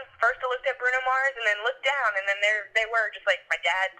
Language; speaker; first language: English; native; English